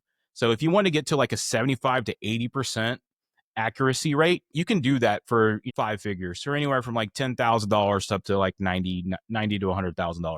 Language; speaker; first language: English; native; English